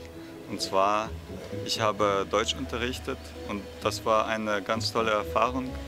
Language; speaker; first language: German; non-native, fluent; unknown